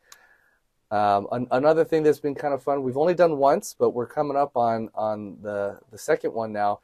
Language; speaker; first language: English; native; English